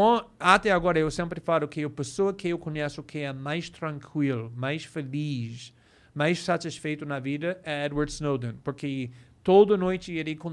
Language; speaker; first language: Portuguese; non-native, fluent; English